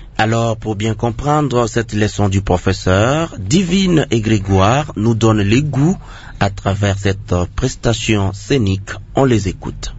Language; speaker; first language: French; non-native, local second language; Lingala